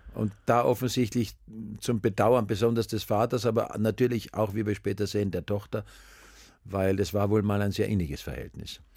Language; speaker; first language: German; native; German